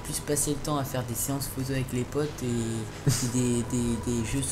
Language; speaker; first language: French; native; French